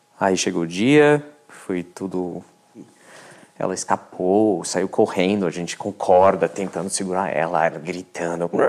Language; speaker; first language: Portuguese; non-native, fluent; French